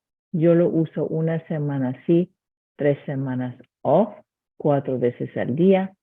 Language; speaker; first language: Spanish; early bilingual, heritage; Spanish